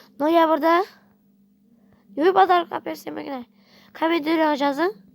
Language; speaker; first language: Uzbek; non-native, local second language; Kara-Kalpak